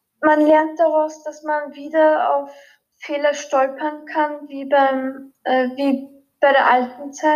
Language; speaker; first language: German; early bilingual, other home language; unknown